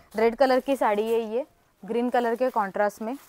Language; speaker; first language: Hindi; non-native, local second language; Marathi